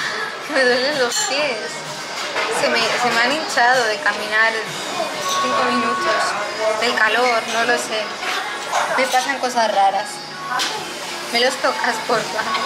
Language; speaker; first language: Spanish; native; Spanish